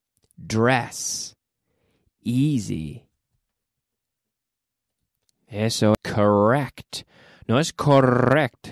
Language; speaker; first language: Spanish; non-native, fluent; English